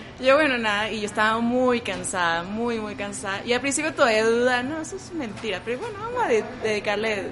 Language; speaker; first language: Spanish; native; Spanish